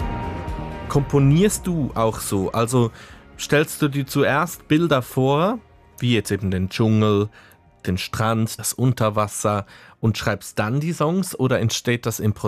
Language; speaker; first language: German; native; German